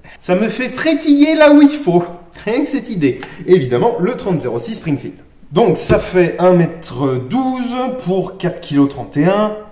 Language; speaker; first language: French; native; French